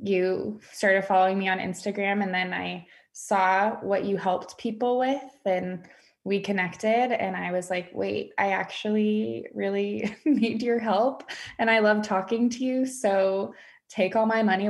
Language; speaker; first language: English; native; English